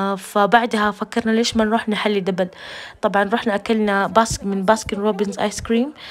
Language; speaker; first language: Arabic; non-native, fluent; Urdu